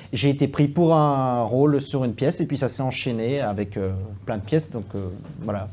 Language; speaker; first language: French; native; French